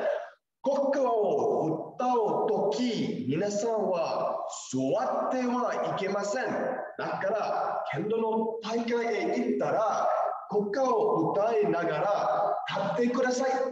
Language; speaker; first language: Japanese; non-native, learner; English